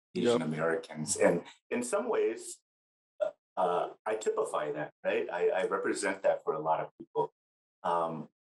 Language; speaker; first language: English; native; English